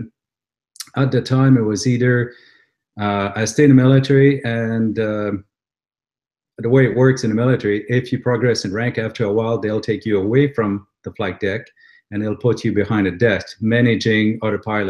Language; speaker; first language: English; native; English